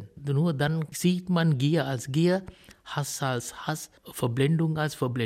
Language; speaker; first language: German; non-native, fluent; Sinhala